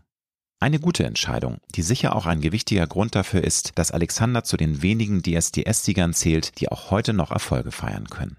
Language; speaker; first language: German; native; German